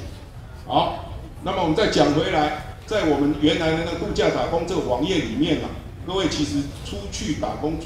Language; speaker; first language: Chinese; native; Chinese